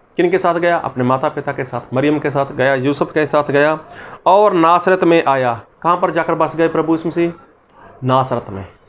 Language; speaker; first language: Hindi; non-native, local second language; Punjabi